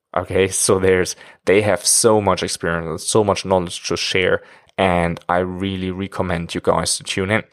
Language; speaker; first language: English; non-native, fluent; German